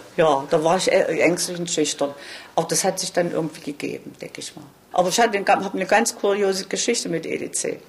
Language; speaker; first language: German; native; German